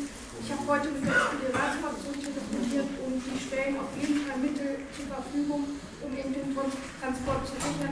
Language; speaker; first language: German; early bilingual, other home language; Turkish